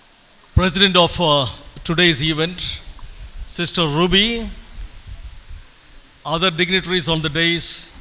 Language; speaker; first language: English; non-native, local second language; Tamil